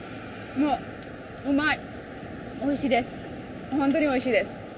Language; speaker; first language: Japanese; non-native, learner; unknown